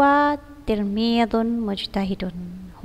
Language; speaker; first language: Arabic; non-native, fluent; Indonesian